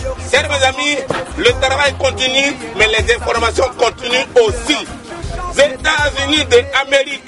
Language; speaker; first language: French; non-native, local second language; Bambara